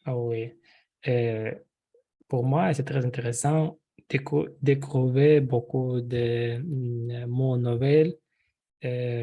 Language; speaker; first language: French; non-native, learner; Russian